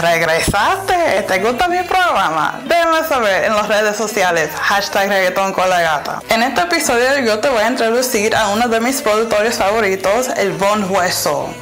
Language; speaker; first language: Spanish; early bilingual, other home language; English